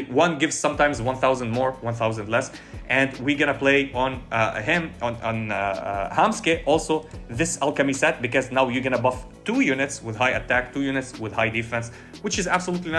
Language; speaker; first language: English; non-native, fluent; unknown